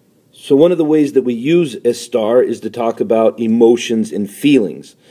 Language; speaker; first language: English; native; English